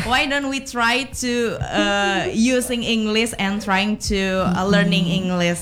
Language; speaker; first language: English; non-native, learner; Indonesian